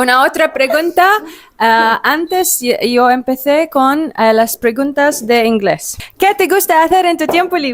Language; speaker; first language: Spanish; non-native, learner; Arabic